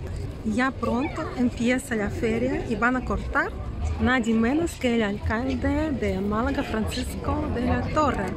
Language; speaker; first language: Spanish; native; Spanish